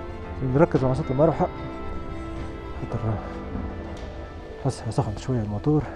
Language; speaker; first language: Arabic; native; Arabic